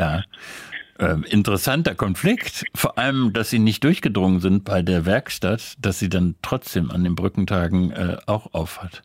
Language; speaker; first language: German; native; German